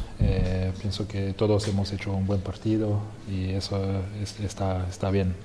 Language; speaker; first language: Spanish; non-native, fluent; French